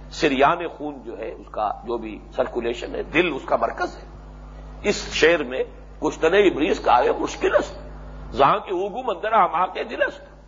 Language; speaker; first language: Urdu; native; Urdu